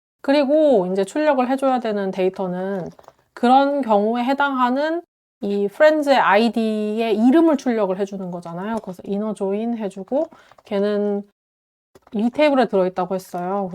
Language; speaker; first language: Korean; native; Korean